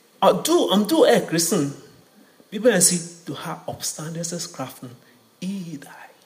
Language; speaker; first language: Norwegian; non-native, fluent; Yoruba